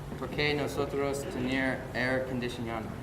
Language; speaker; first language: Spanish; non-native, learner; English